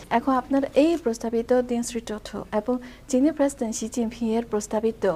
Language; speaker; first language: Bangla; non-native, fluent; Chinese